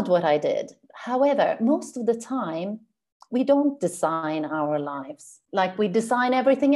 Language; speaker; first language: English; non-native, fluent; Swedish